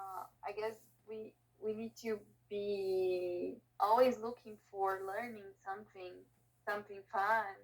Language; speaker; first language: English; non-native, learner; Portuguese